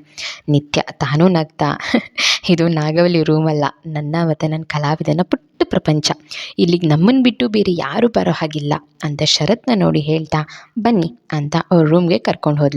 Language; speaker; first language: Kannada; native; Kannada